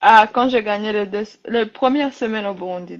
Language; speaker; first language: French; non-native, learner; Rundi